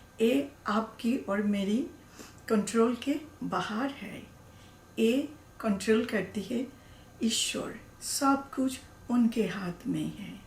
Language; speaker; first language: Hindi; non-native, learner; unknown